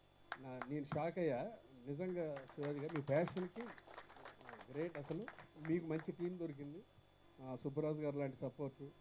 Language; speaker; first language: Telugu; native; Telugu